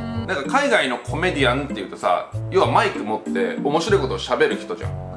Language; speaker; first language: Japanese; native; Japanese